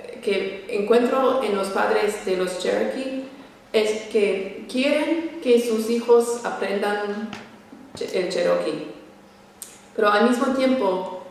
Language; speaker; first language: Spanish; non-native, fluent; English